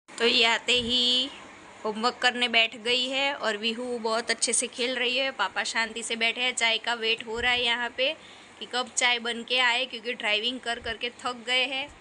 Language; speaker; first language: Hindi; non-native, local second language; Gujarati